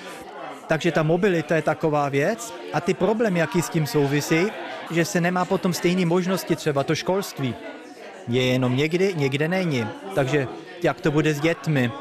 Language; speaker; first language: Czech; early bilingual, heritage; Czech